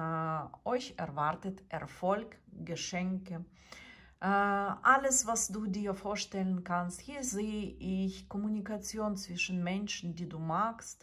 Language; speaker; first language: German; non-native, fluent; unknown